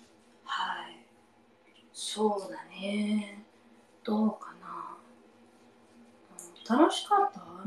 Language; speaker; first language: Japanese; non-native, learner; English